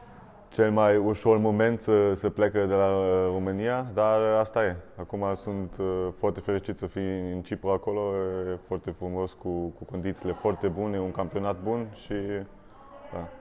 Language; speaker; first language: Romanian; early bilingual, heritage; German